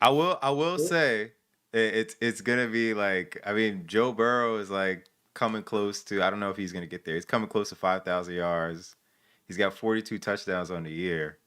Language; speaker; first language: English; native; English